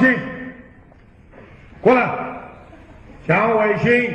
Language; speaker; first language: Chinese; native; Chinese